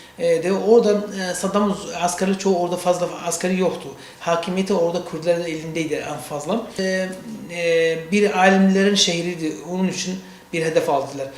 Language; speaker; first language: Turkish; non-native, learner; Central Kurdish